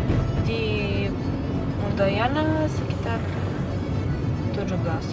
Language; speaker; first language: Indonesian; non-native, fluent; Bulgarian